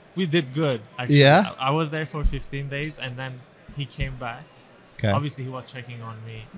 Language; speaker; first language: English; non-native, fluent; Turkish